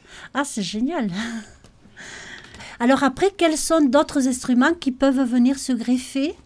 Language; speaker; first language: French; native; French